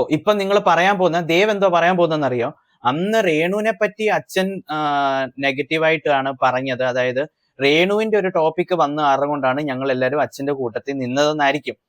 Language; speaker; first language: Malayalam; early bilingual, heritage; Malayalam